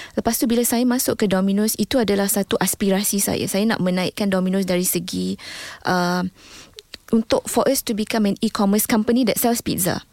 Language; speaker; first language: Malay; native; Malay